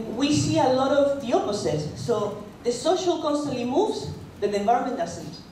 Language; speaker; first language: English; non-native, fluent; Spanish